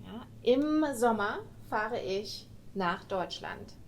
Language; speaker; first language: German; non-native, fluent; English